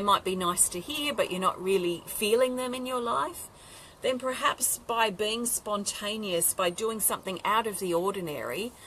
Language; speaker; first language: English; native; English